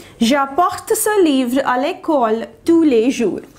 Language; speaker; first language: French; non-native, fluent; Hindi